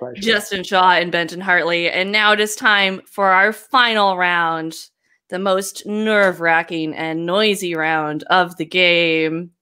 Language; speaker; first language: English; native; English